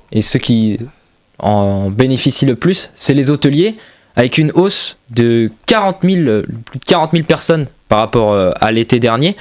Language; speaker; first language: French; native; French